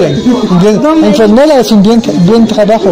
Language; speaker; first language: Spanish; non-native, learner; French